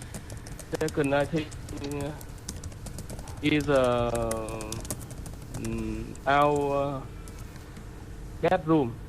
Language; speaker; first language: English; non-native, learner; Vietnamese